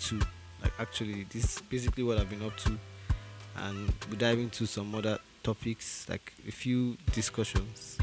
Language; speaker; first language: English; non-native, local second language; Yoruba